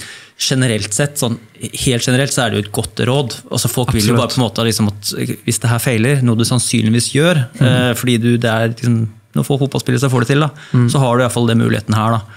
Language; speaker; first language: Norwegian; native; Norwegian